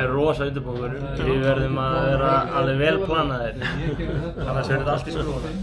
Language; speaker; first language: Icelandic; native; Icelandic